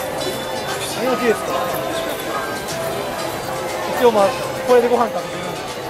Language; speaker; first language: Japanese; native; Japanese